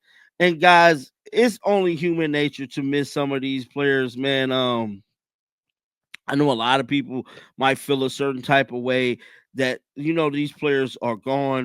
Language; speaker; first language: English; native; English